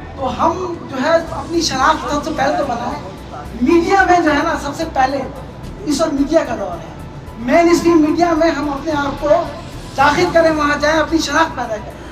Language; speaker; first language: Urdu; native; Urdu